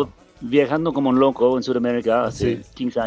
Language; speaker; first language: Spanish; non-native, learner; English